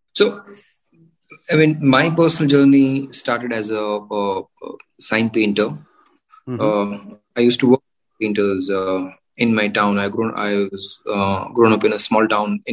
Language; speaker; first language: English; non-native, local second language; Gujarati